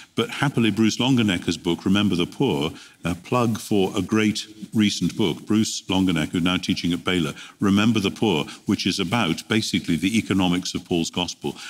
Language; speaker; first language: English; native; English